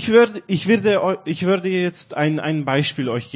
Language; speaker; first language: German; non-native, learner; Romanian